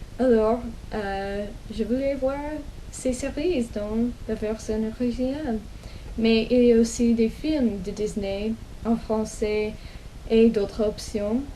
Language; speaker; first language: French; non-native, fluent; English